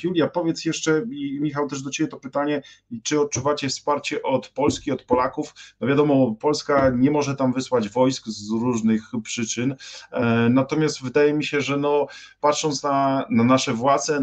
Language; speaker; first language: Polish; native; Polish